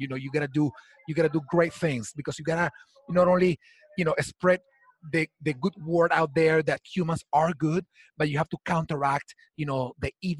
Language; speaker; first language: English; non-native, fluent; Spanish